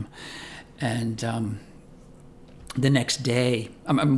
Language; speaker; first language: English; native; English